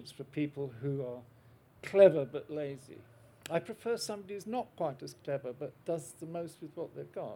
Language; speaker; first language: English; native; English